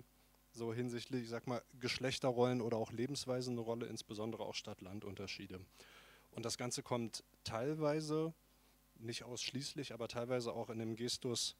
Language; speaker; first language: German; native; German